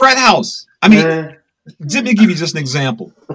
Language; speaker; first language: English; native; English